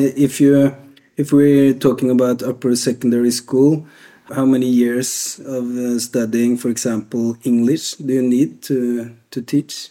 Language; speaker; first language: English; non-native, fluent; Norwegian